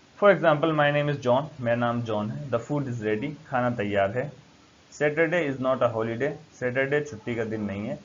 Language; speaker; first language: Urdu; native; Urdu